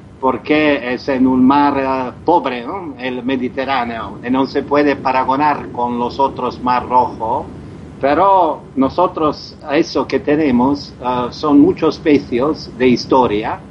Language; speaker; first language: Spanish; non-native, learner; Croatian